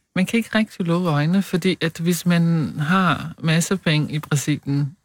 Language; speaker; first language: Danish; non-native, fluent; Portuguese